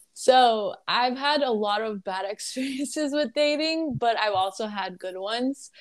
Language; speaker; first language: English; early bilingual, other home language; Arabic